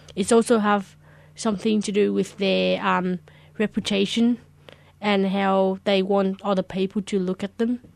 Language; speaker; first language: English; early bilingual, other home language; Vietnamese